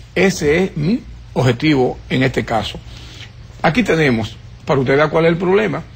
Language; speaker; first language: Spanish; native; Spanish